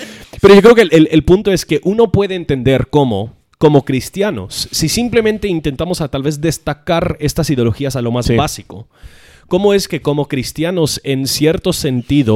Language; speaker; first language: Spanish; non-native, fluent; English